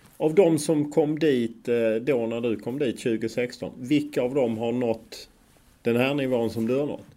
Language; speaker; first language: Swedish; native; Swedish